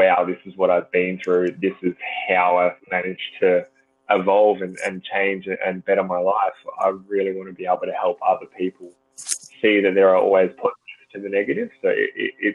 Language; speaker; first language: English; native; English